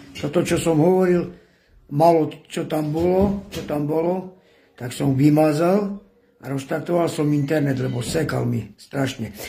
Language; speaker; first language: Slovak; non-native, local second language; Romany